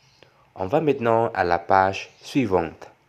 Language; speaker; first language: French; non-native, fluent; Javanese